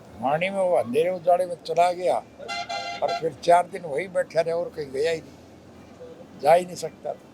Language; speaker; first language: Hindi; native; Hindi